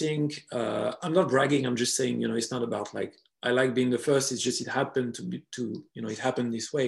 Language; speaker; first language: English; non-native, fluent; French